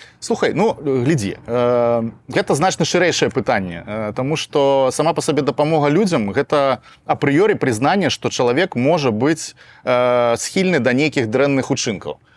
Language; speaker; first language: Belarusian; non-native, local second language; Russian